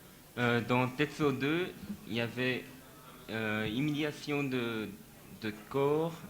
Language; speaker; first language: French; non-native, fluent; Japanese